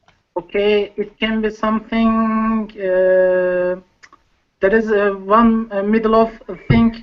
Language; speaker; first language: English; non-native, learner; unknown